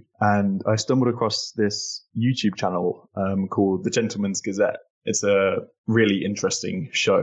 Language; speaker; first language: English; native; English